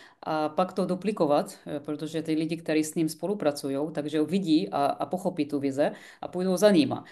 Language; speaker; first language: Czech; non-native, fluent; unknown